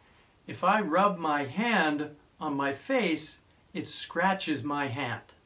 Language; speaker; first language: English; native; English